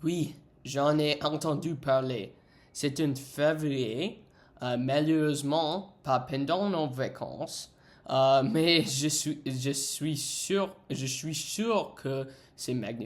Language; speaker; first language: French; non-native, learner; English